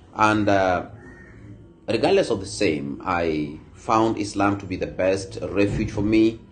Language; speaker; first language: English; non-native, local second language; Luo (Kenya and Tanzania)